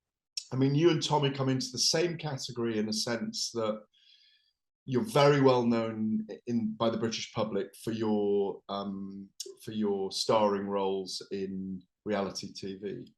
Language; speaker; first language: English; native; English